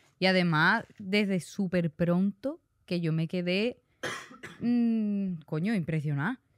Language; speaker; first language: Spanish; native; Spanish